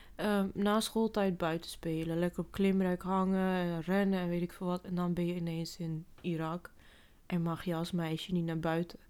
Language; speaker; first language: Dutch; early bilingual, other home language; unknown